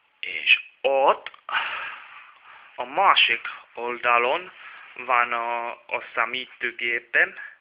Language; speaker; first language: Hungarian; non-native, learner; Czech